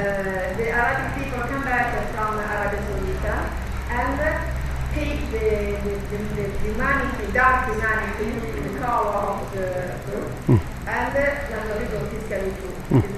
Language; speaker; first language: English; non-native, learner; Italian